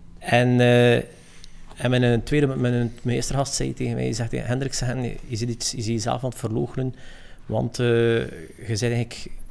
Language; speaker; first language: Dutch; native; Dutch